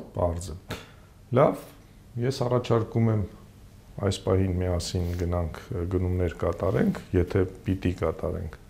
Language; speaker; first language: Armenian; native; Armenian